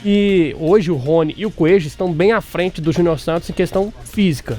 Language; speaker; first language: Portuguese; native; Portuguese